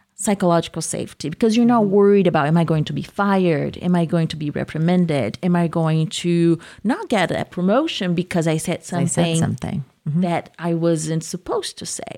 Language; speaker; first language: English; non-native, fluent; Portuguese